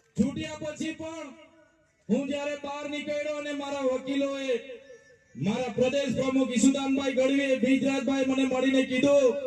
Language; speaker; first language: Gujarati; non-native, local second language; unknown